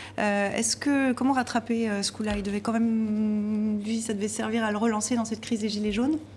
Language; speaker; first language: French; native; French